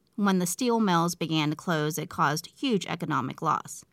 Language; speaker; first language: English; native; English